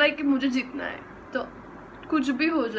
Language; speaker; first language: Hindi; non-native, local second language; Gujarati